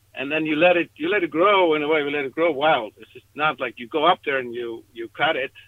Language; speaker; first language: English; non-native, fluent; Icelandic